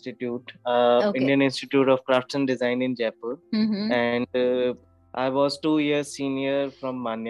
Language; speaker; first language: English; non-native, local second language; Hindi